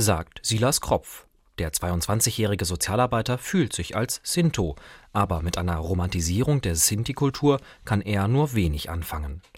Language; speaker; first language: German; native; German